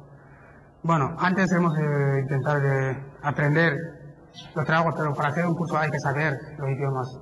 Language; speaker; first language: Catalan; non-native, learner; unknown